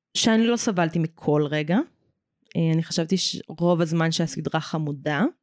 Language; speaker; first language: Hebrew; native; Hebrew